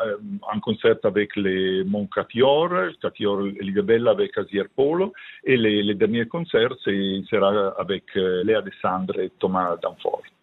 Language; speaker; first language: French; non-native, learner; Italian